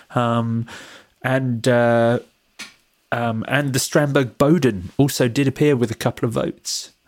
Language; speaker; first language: English; native; English